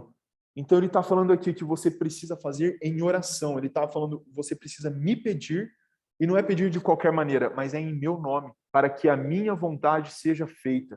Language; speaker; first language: Portuguese; native; Portuguese